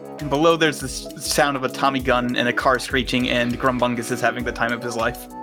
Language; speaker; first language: English; native; English